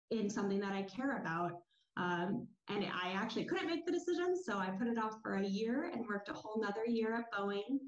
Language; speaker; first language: English; native; English